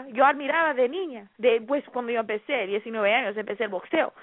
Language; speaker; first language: Spanish; early bilingual, heritage; Spanish